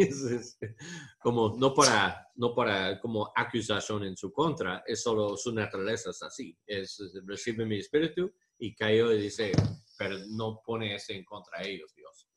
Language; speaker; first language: Spanish; non-native, learner; English